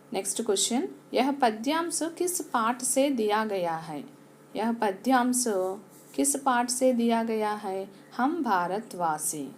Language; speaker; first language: Hindi; non-native, local second language; Telugu